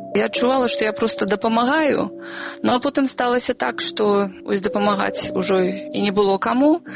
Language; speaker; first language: Belarusian; non-native, local second language; Russian